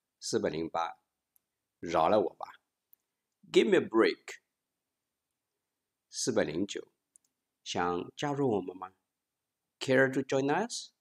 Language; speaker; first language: Chinese; native; Chinese